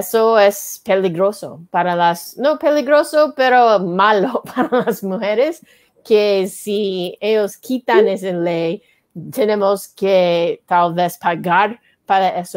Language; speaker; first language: Spanish; non-native, learner; English